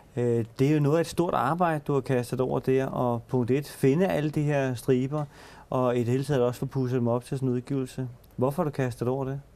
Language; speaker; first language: Danish; native; Danish